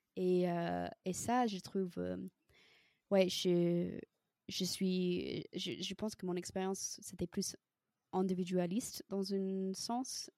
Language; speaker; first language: French; non-native, fluent; English